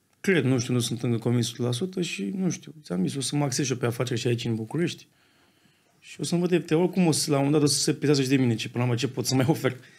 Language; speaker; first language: Romanian; native; Romanian